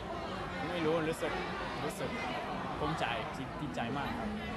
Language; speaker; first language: Thai; non-native, learner; English